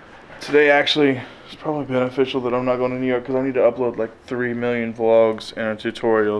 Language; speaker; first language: English; native; English